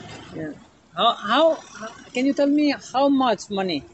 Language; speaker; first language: English; non-native, learner; Albanian